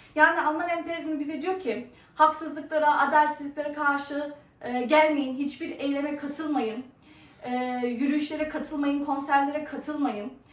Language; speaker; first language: Turkish; early bilingual, heritage; Turkish